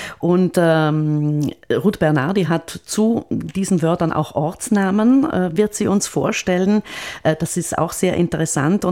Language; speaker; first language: German; native; German